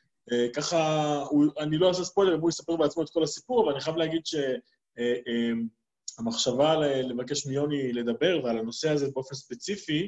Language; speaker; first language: Hebrew; native; Hebrew